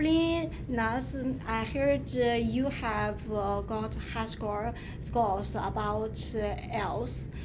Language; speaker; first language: English; non-native, learner; Chinese